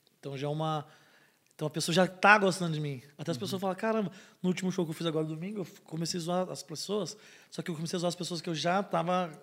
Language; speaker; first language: Portuguese; native; Portuguese